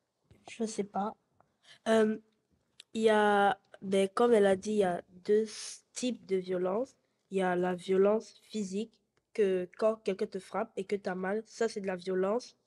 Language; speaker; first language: French; non-native, local second language; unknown